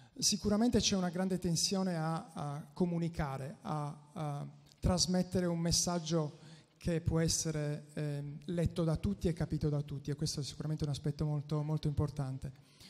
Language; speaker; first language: Italian; native; Italian